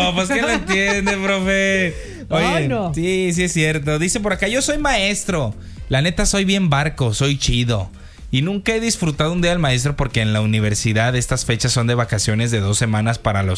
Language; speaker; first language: Spanish; native; Spanish